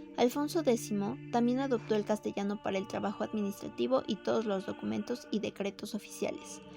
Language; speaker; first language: Spanish; native; Spanish